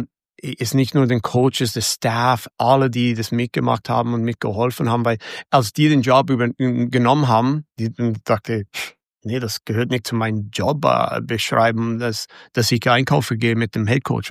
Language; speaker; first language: German; non-native, fluent; English